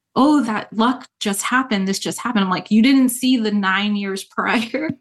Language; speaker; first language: English; native; English